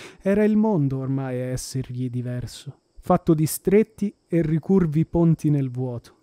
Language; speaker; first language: Italian; native; Italian